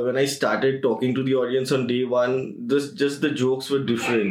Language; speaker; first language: English; non-native, local second language; Bangla